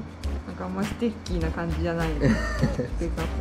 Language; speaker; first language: Japanese; native; Japanese